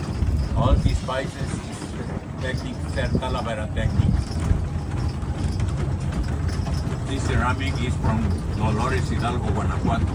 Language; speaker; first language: English; non-native, learner; Spanish